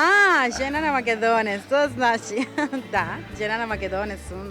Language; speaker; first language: Macedonian; non-native, learner; Spanish